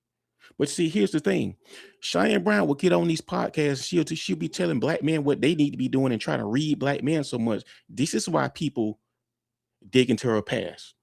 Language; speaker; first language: English; native; English